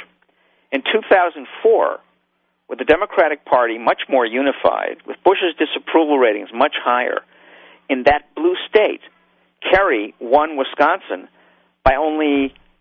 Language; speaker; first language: English; native; English